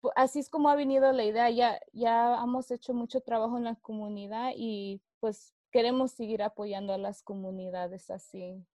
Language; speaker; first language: Spanish; early bilingual, heritage; Spanish